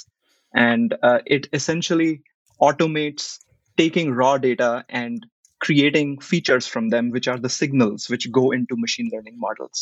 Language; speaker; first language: English; non-native, local second language; Hindi